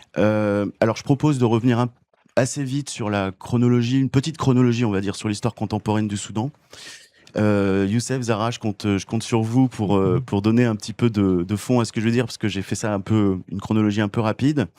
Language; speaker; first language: French; native; French